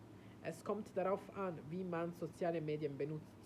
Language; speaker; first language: German; non-native, learner; Italian